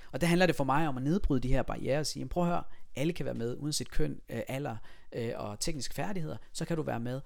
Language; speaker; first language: Danish; early bilingual, other home language; Persian